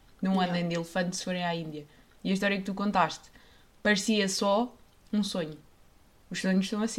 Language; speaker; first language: Portuguese; native; Portuguese